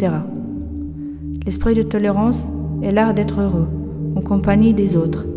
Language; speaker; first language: French; non-native, learner; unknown